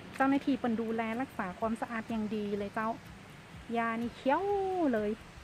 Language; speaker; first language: Thai; native; Thai